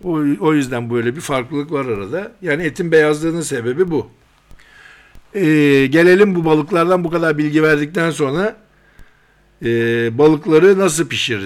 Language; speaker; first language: Turkish; native; Turkish